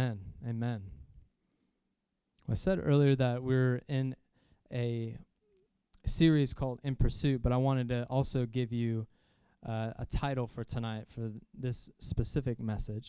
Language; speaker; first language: English; native; English